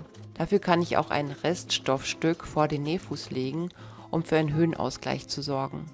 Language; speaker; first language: German; native; German